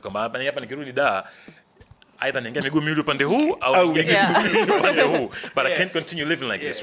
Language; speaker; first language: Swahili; native; Swahili